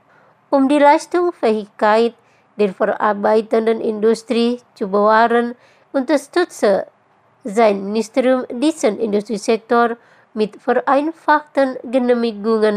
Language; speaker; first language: German; non-native, fluent; Indonesian